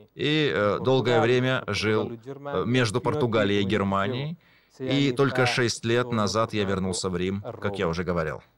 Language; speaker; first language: Russian; non-native, fluent; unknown